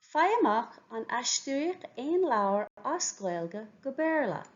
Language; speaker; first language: Irish; non-native, local second language; English